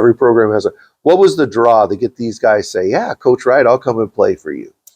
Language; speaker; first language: English; native; English